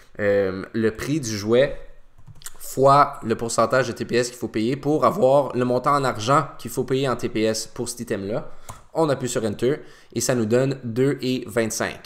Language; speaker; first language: French; native; French